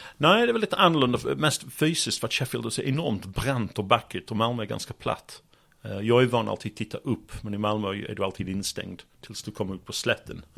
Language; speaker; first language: Swedish; non-native, fluent; English